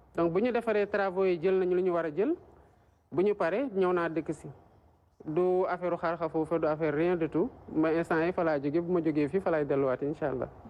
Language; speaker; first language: Wolof; native; Wolof